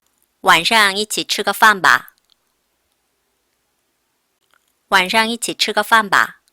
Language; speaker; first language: Chinese; non-native, fluent; Korean